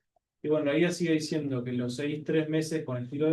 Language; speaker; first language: Spanish; native; Spanish